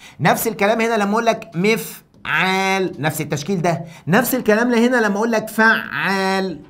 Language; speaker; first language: Arabic; native; Arabic